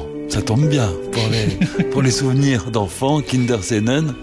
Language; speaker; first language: French; native; French